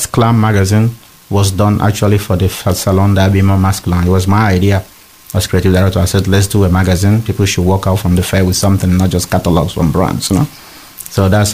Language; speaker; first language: English; non-native, local second language; Igbo